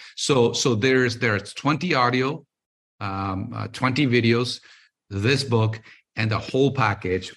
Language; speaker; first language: English; non-native, local second language; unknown